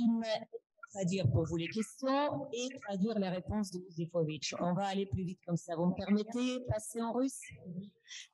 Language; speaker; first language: French; non-native, fluent; Russian